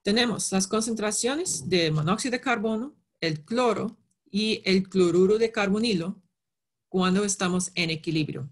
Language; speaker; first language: Spanish; non-native, fluent; English